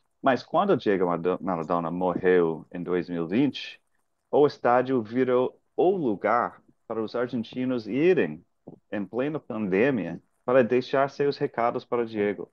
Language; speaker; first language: Portuguese; non-native, fluent; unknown